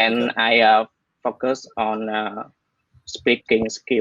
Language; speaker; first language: English; non-native, learner; Vietnamese